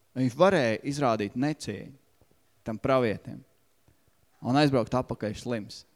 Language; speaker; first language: Latvian; native; Latvian